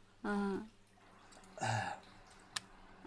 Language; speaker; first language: Chinese; native; Chinese